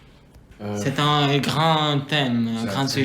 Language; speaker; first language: French; non-native, fluent; Italian